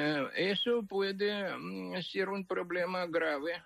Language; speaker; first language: Spanish; non-native, fluent; Ukrainian